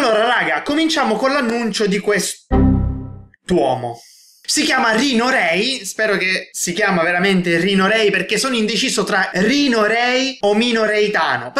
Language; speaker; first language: Italian; native; Italian